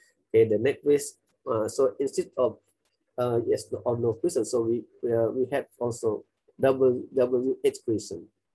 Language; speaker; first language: English; non-native, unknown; Indonesian